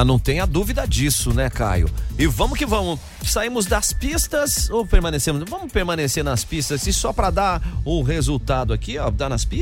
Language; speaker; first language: Portuguese; native; Portuguese